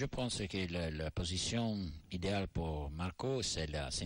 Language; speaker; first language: French; non-native, learner; Italian